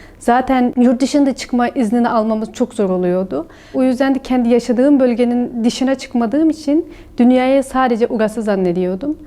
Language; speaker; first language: Turkish; non-native, fluent; Uyghur